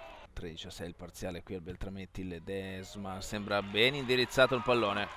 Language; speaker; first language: Italian; native; Italian